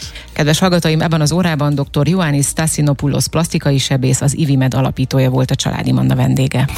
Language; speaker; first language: Hungarian; native; Hungarian